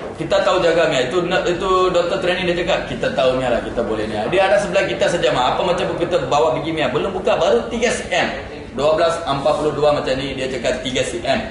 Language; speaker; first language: Malay; non-native, local second language; Tamil